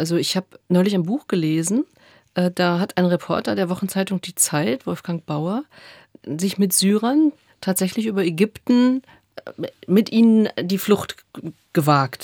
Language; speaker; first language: German; native; German